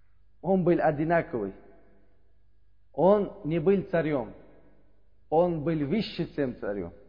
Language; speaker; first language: Russian; non-native, learner; Uzbek